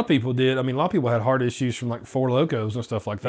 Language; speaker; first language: English; native; English